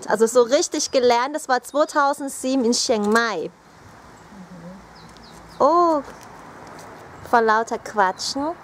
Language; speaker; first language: German; early bilingual, other home language; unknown